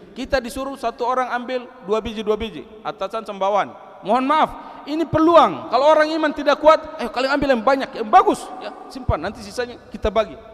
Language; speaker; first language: Indonesian; non-native, local second language; Tetum